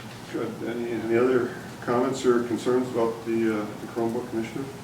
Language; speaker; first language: English; native; English